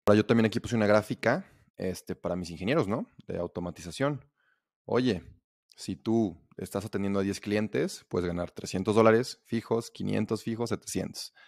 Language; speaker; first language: Spanish; native; Spanish